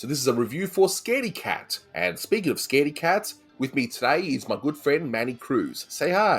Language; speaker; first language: English; native; English